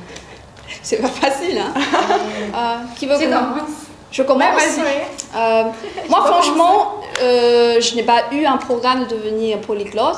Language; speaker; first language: French; non-native, fluent; Chinese